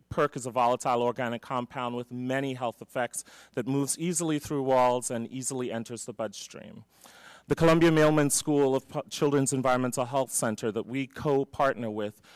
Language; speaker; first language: English; native; English